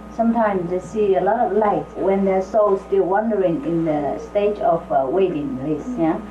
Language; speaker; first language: English; non-native, fluent; Vietnamese